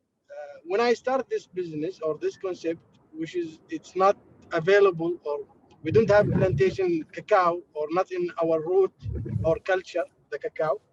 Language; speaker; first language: English; non-native, learner; Arabic